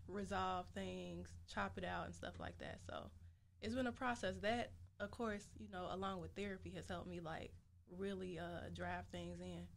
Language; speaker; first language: English; native; English